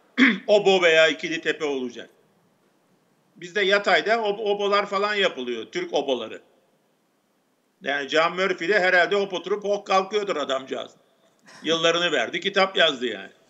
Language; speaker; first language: Turkish; native; Turkish